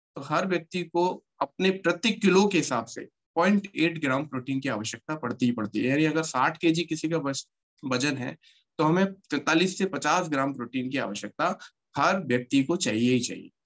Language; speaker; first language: Hindi; native; Hindi